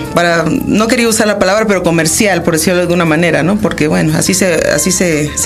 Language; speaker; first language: Spanish; native; Spanish